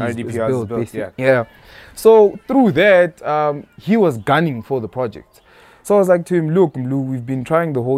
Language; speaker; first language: English; non-native, local second language; Tsonga